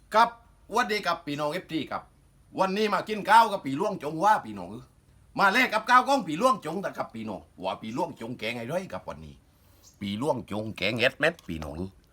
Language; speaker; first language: Thai; native; Thai